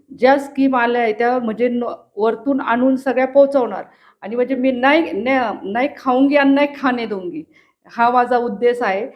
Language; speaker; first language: Marathi; native; Marathi